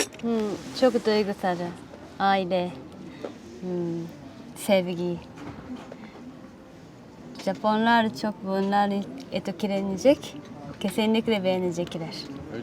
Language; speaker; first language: Turkish; non-native, learner; Japanese